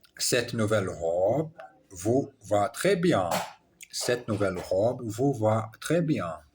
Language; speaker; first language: French; non-native, learner; Portuguese